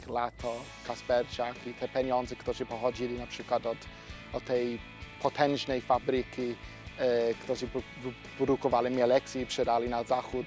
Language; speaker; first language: Polish; non-native, fluent; English